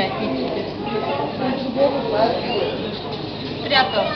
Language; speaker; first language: Russian; native; Russian